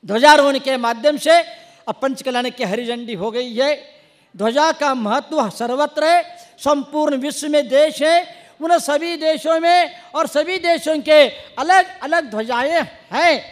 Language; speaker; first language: Hindi; non-native, local second language; Kannada